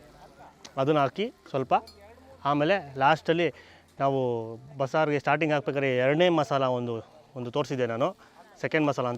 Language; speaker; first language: Kannada; native; Kannada